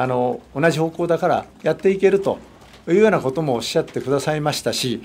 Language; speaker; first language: Japanese; native; Japanese